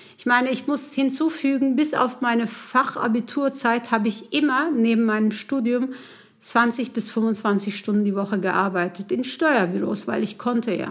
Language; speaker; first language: German; non-native, fluent; Kurdish